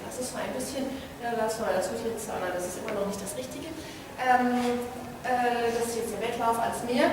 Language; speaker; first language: German; native; German